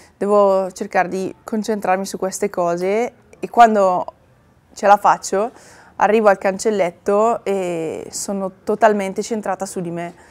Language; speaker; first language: Italian; native; Italian